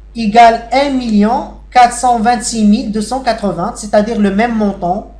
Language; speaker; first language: French; non-native, local second language; Arabic